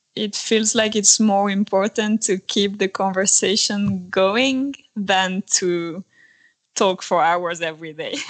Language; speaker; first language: English; non-native, fluent; French